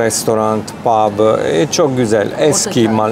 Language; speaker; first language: Turkish; non-native, learner; Italian